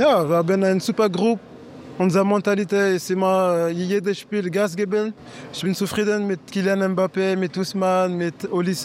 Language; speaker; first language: German; non-native, learner; French